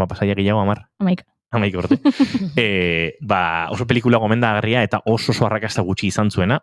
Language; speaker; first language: Basque; native; Basque